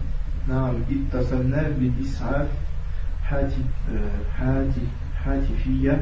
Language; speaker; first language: Arabic; non-native, learner; French